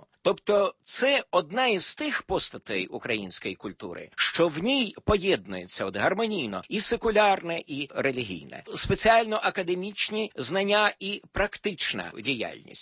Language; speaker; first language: Ukrainian; native; Ukrainian